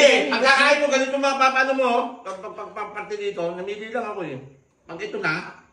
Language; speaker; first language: Filipino; native; Filipino